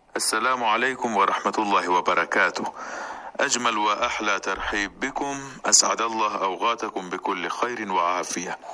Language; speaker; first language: Arabic; non-native, fluent; Persian